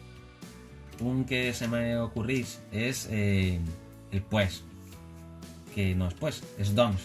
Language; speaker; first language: Catalan; non-native, local second language; Spanish